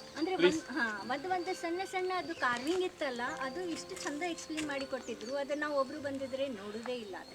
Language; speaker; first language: Kannada; non-native, local second language; Gujarati